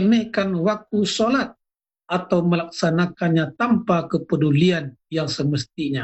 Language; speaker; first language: Indonesian; native; Indonesian